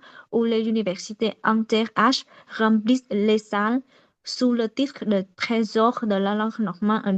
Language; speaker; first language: French; non-native, learner; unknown